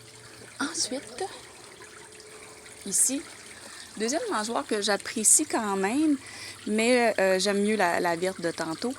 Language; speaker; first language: French; native; French